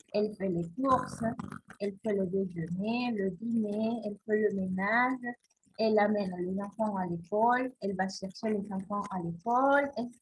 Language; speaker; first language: French; non-native, fluent; Spanish